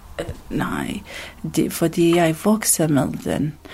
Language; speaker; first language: Danish; non-native, learner; Arabic